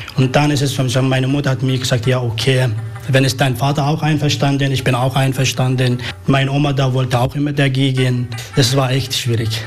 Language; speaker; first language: German; non-native, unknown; Arabic